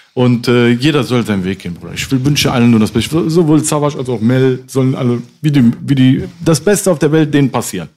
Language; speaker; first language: German; native; German